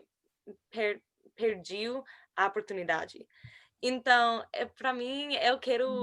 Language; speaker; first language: Portuguese; non-native, learner; English